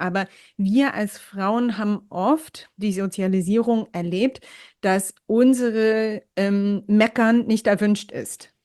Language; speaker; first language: German; non-native, fluent; English